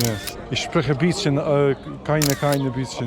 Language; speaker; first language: German; non-native, learner; Polish